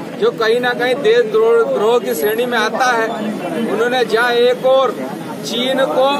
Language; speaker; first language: Hindi; native; Hindi